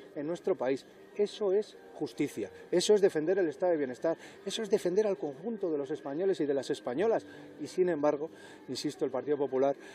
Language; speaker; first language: Spanish; native; Spanish